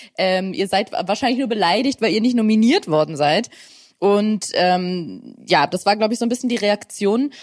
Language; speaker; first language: German; native; German